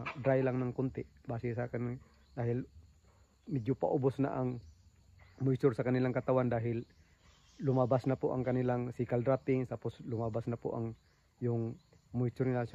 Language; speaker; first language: Filipino; non-native, local second language; Cebuano